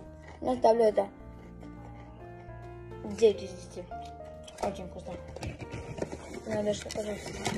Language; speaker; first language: Russian; early bilingual, heritage; Russian